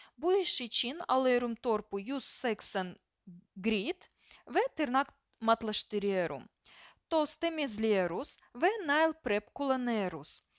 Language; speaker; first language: Turkish; non-native, fluent; Russian